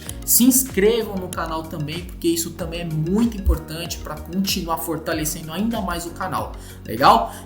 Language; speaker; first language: Portuguese; native; Portuguese